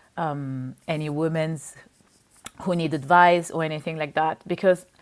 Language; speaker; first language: English; non-native, fluent; French